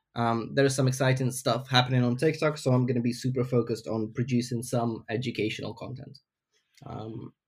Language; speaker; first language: English; non-native, fluent; Ukrainian